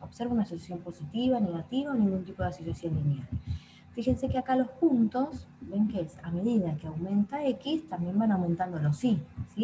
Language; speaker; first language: Spanish; native; Spanish